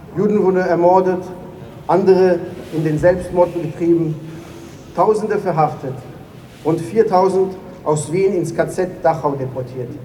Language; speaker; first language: German; non-native, fluent; Hebrew